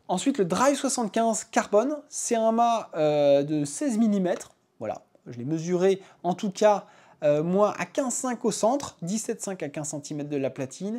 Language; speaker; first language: French; native; French